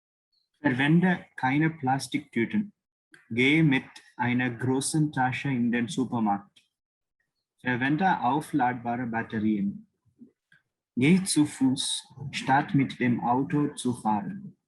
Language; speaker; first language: German; non-native, learner; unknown